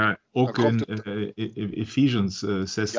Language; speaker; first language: Dutch; non-native, learner; German